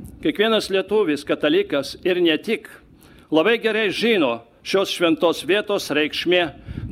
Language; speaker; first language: Lithuanian; non-native, fluent; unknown